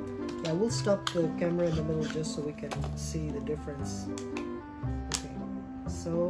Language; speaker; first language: English; native; English